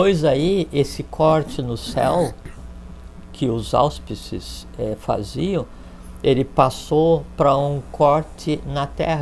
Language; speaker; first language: Portuguese; native; Portuguese